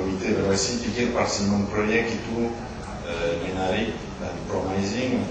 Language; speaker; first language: Indonesian; non-native, learner; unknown